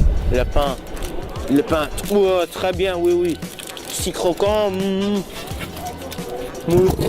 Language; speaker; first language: French; non-native, learner; Dutch